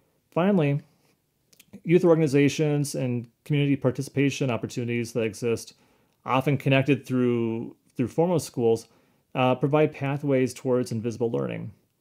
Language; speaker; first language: English; native; English